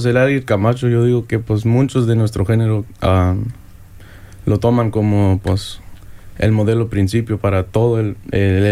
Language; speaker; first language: Spanish; early bilingual, heritage; Spanish